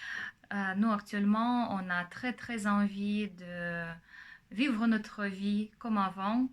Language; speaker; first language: French; non-native, fluent; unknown